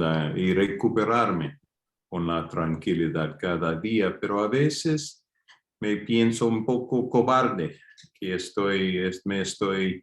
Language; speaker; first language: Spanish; non-native, fluent; English